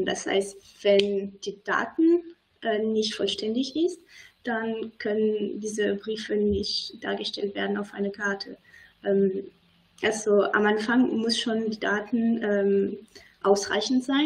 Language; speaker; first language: German; non-native, fluent; French